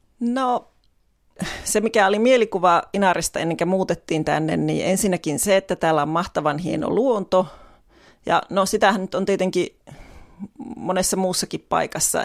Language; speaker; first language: Finnish; native; Finnish